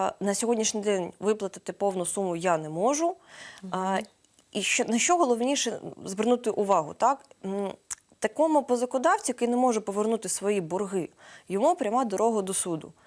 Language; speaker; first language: Ukrainian; native; Ukrainian